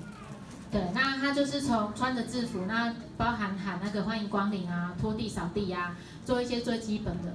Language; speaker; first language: Chinese; native; Chinese